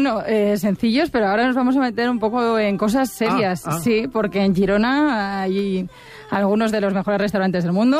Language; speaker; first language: Spanish; native; Spanish